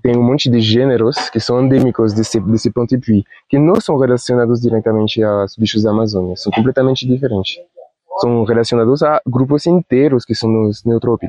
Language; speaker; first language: Portuguese; non-native, fluent; Spanish